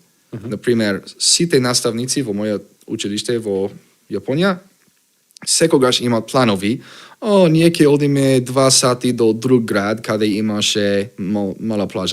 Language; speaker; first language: Macedonian; non-native, learner; English